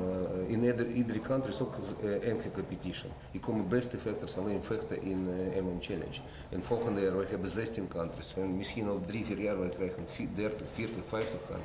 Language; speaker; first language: Dutch; non-native, learner; Russian